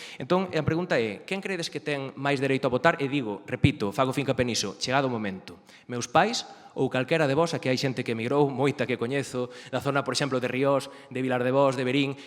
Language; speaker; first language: Galician; native; Galician